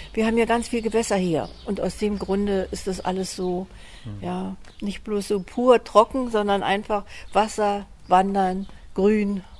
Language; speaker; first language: German; native; German